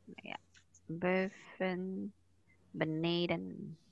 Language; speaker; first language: Dutch; non-native, learner; Indonesian